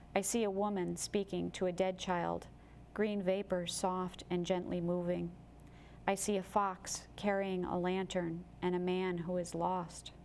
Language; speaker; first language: English; native; English